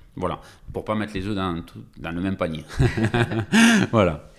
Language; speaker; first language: French; native; French